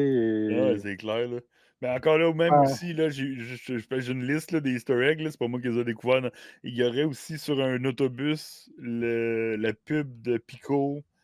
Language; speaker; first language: French; native; French